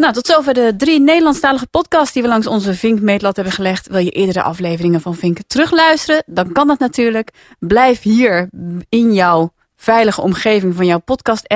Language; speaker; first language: Dutch; native; Dutch